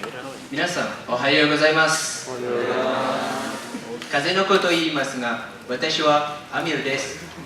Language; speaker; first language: Japanese; non-native, learner; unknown